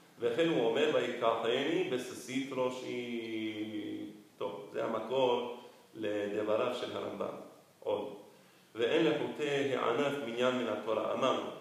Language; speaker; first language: Hebrew; non-native, fluent; Spanish